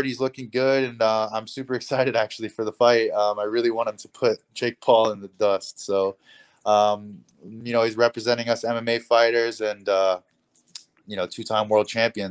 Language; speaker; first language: English; native; English